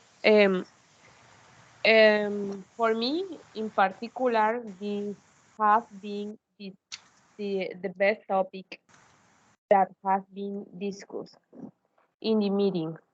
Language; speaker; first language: English; non-native, learner; Spanish